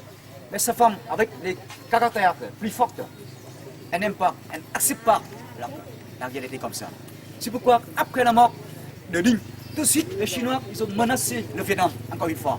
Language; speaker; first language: French; non-native, fluent; Vietnamese